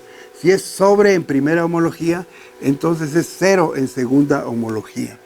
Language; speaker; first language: Spanish; native; Spanish